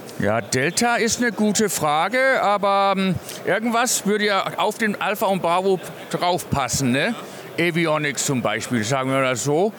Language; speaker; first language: German; non-native, fluent; English